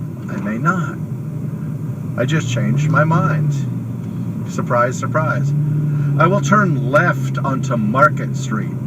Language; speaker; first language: English; native; English